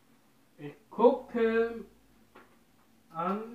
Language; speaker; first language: German; non-native, learner; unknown